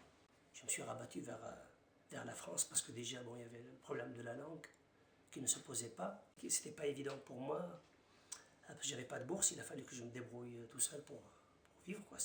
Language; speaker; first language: French; non-native, local second language; Arabic